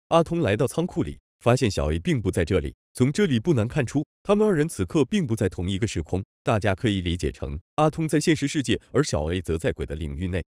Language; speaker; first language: Chinese; native; Chinese